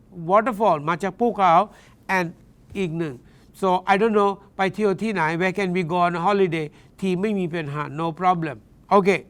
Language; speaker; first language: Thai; non-native, learner; English